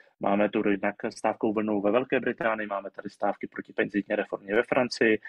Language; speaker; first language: Czech; native; Czech